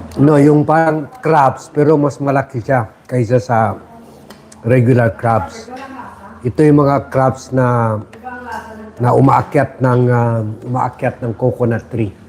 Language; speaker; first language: Filipino; non-native, local second language; Chavacano